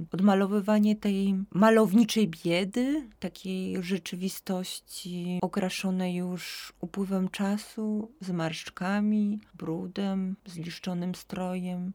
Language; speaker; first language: Polish; native; Polish